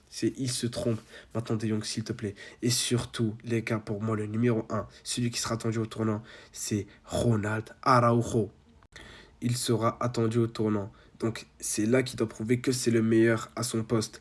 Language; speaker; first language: French; native; French